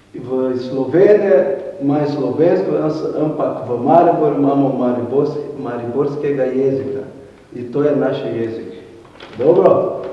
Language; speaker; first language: Slovenian; non-native, learner; Portuguese